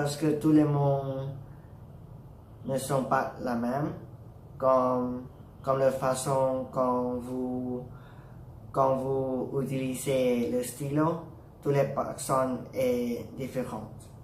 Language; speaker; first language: French; non-native, learner; Thai